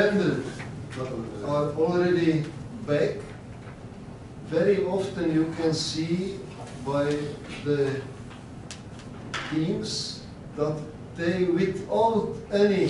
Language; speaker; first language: English; non-native, learner; Czech